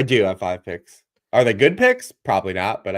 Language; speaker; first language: English; native; English